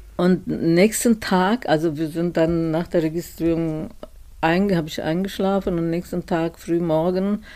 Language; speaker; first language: German; non-native, fluent; Turkish